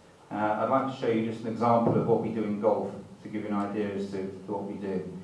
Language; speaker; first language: English; native; English